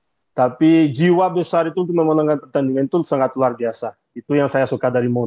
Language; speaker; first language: Indonesian; non-native, fluent; Portuguese